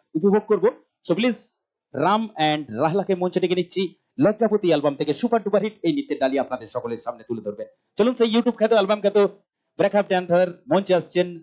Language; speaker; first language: Bangla; non-native, local second language; Santali